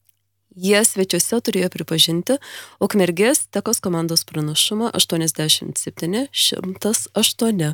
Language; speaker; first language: Lithuanian; native; Lithuanian